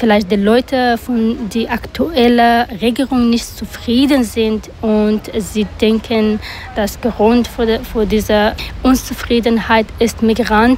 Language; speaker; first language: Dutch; non-native, learner; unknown